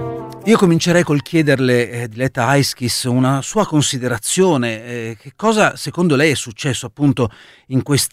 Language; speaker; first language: Italian; native; Italian